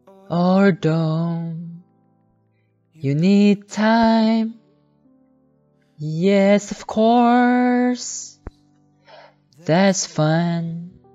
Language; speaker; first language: English; non-native, fluent; Chinese